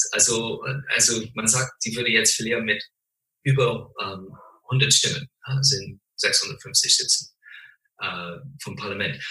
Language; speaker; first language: German; non-native, fluent; English